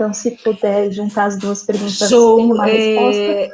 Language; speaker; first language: Portuguese; native; Portuguese